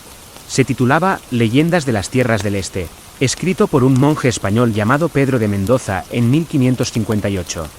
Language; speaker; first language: Spanish; native; Spanish